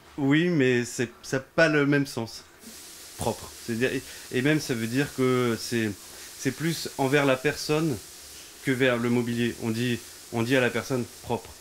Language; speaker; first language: French; native; French